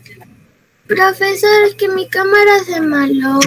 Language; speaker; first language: Spanish; native; Spanish